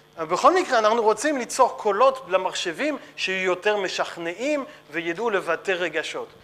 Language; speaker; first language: Hebrew; non-native, fluent; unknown